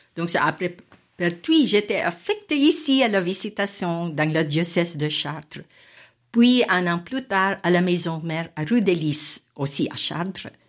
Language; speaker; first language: French; non-native, fluent; Filipino